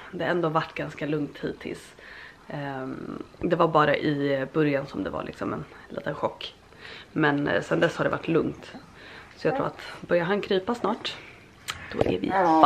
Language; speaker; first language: Swedish; native; Swedish